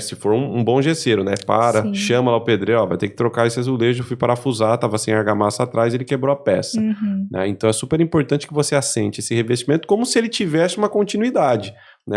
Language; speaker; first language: Portuguese; native; Portuguese